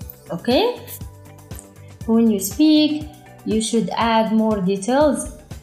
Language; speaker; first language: English; non-native, fluent; Arabic